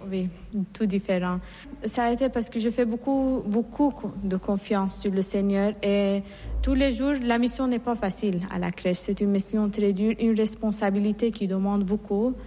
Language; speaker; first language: French; non-native, fluent; Persian